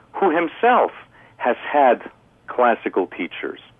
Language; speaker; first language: English; early bilingual, other home language; Greek